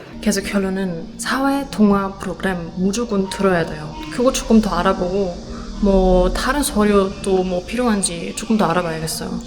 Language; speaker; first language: Korean; non-native, fluent; German